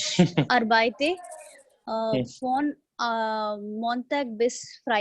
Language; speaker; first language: German; non-native, learner; Hindi